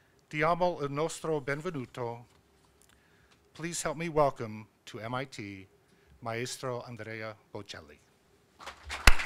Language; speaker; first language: Italian; non-native, fluent; English